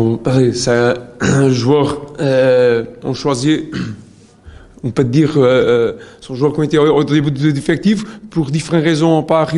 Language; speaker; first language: French; non-native, learner; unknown